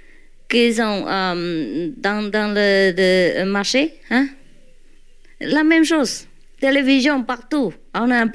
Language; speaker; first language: French; non-native, learner; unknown